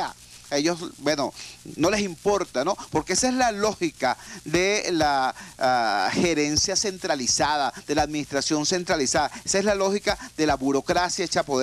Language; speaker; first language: Spanish; native; Spanish